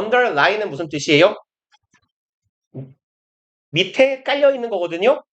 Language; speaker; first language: Korean; native; Korean